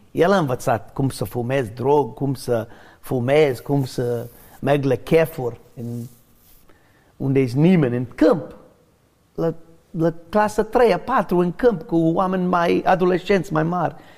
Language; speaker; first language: Romanian; non-native, learner; English